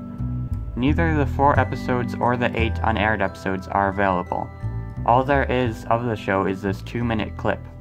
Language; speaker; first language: English; native; English